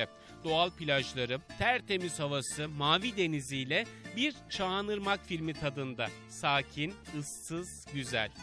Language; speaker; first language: Turkish; native; Turkish